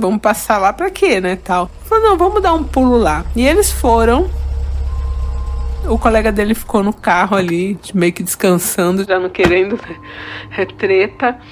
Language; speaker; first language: Portuguese; native; Portuguese